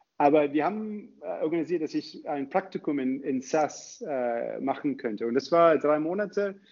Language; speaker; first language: German; non-native, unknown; English